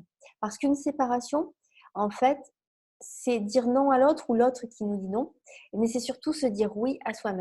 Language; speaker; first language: French; native; French